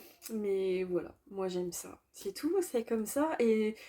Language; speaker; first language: French; native; French